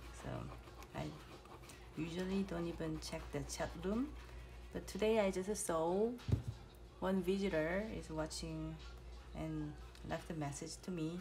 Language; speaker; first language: English; non-native, fluent; Korean